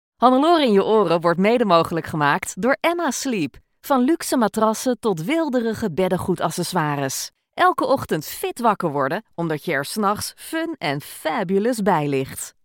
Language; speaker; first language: Dutch; native; Dutch